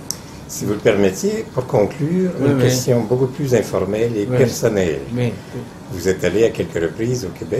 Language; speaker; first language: French; native; French